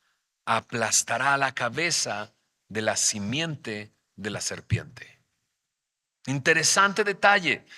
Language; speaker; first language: Spanish; native; Spanish